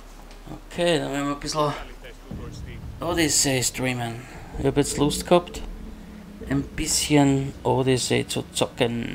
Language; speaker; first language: German; native; German